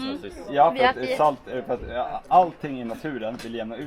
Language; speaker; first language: Swedish; native; Swedish